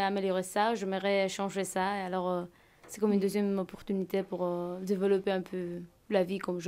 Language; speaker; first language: French; non-native, fluent; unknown